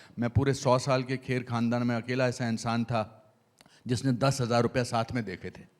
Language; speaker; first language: Hindi; native; Hindi